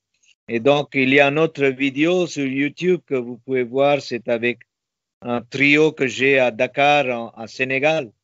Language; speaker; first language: French; non-native, fluent; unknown